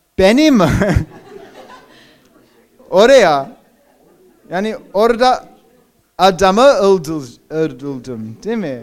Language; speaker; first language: Turkish; non-native, fluent; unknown